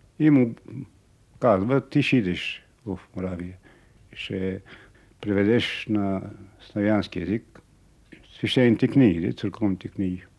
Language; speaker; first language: Bulgarian; native; Bulgarian